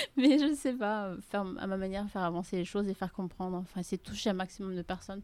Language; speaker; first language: French; early bilingual, other home language; Malagasy